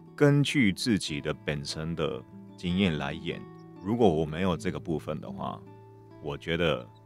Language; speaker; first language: Chinese; non-native, fluent; Japanese